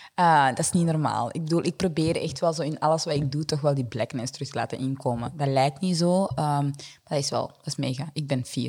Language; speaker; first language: Dutch; early bilingual, other home language; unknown